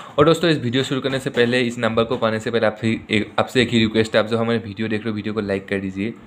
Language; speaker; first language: Hindi; native; Hindi